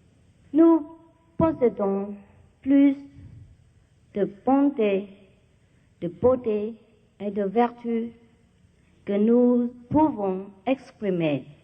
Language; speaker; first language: French; non-native, fluent; Vietnamese